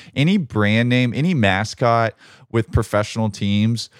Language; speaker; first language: English; native; English